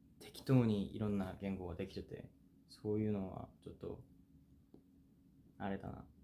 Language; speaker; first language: Japanese; non-native, fluent; Korean